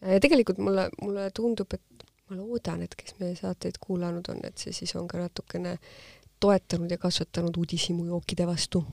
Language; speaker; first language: Estonian; native; Estonian